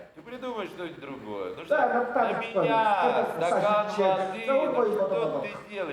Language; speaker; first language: Russian; native; Russian